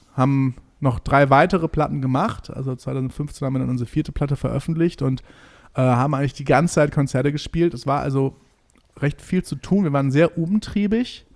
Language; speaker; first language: German; native; German